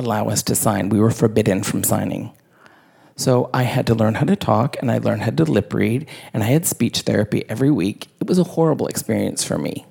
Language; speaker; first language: English; native; English